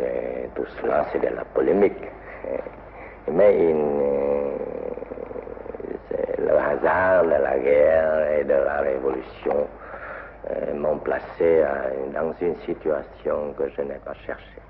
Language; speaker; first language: French; non-native, local second language; Vietnamese